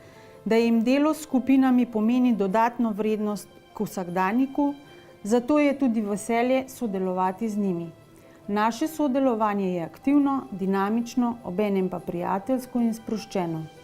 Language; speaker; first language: Slovenian; native; Slovenian